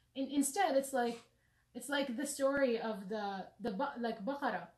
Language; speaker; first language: English; non-native, fluent; Arabic